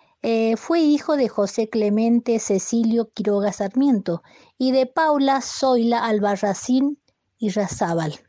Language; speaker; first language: Spanish; native; Spanish